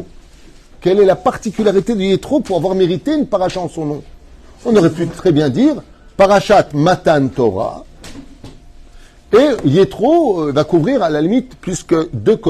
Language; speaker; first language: French; native; French